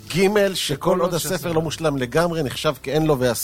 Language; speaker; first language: Hebrew; native; Hebrew